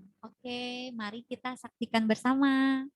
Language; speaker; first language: Indonesian; native; Indonesian